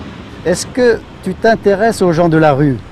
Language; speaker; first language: French; native; French